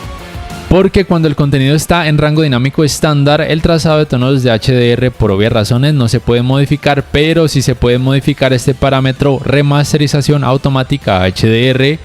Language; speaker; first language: Spanish; native; Spanish